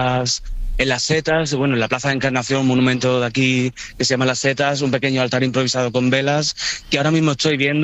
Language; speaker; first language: Spanish; native; Spanish